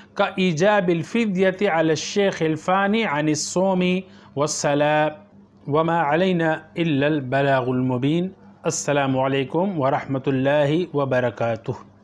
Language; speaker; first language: Arabic; non-native, fluent; Urdu